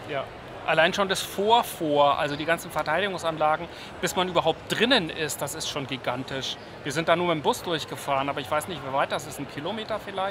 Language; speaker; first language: German; native; German